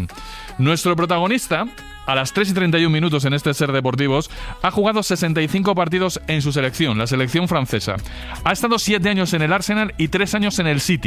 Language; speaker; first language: Spanish; native; Spanish